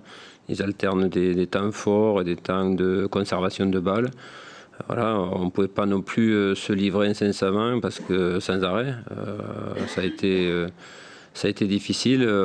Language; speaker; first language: French; native; French